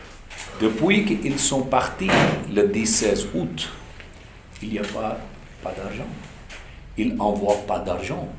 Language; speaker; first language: French; non-native, fluent; Urdu